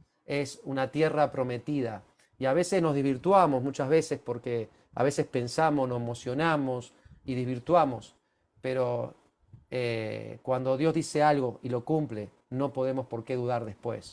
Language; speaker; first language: Spanish; native; Spanish